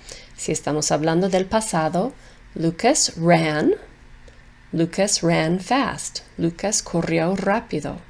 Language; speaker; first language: Spanish; non-native, fluent; English